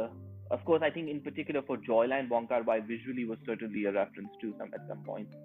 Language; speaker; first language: English; non-native, local second language; Urdu